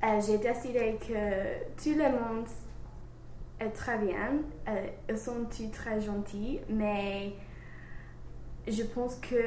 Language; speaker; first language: French; non-native, learner; English